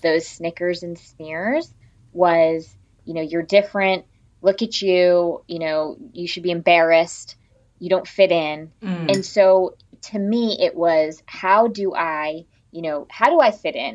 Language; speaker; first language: English; native; English